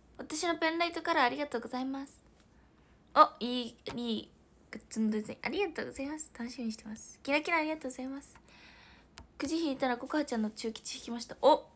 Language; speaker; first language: Japanese; native; Japanese